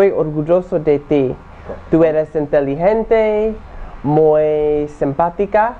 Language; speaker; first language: Spanish; non-native, learner; English